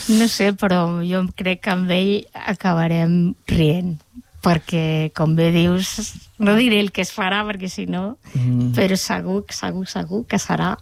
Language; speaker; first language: Catalan; native; Catalan